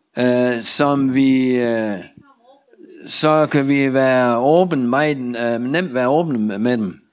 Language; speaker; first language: Danish; non-native, fluent; Russian